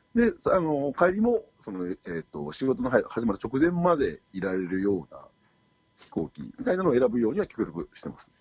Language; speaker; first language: Japanese; native; Japanese